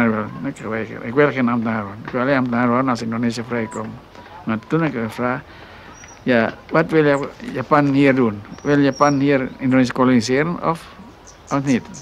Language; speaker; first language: Dutch; non-native, local second language; Minangkabau